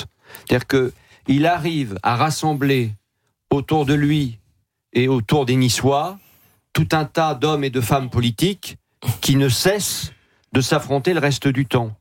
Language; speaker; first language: French; native; French